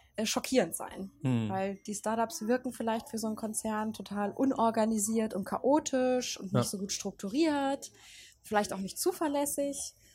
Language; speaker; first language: German; native; German